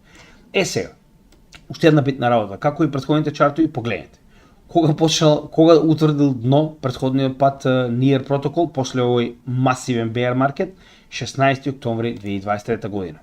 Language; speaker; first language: Macedonian; native; Macedonian